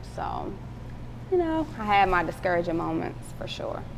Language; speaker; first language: English; native; English